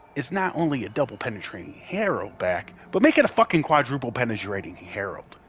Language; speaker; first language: English; native; English